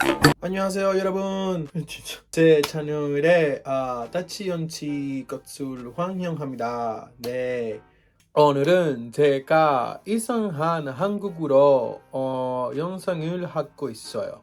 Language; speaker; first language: Korean; non-native, learner; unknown